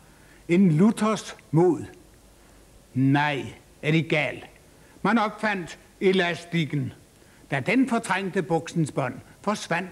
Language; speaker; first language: Danish; native; Danish